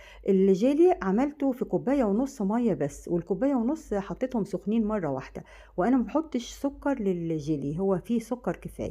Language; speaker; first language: Arabic; native; Arabic